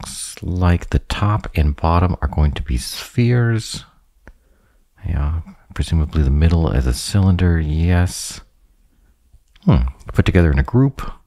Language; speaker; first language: English; native; English